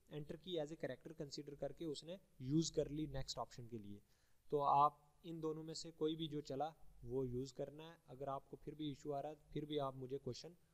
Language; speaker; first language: Hindi; native; Hindi